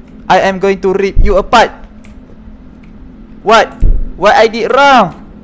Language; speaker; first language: English; non-native, local second language; Malay